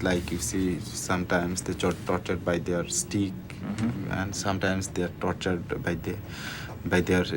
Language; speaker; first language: English; non-native, learner; Bangla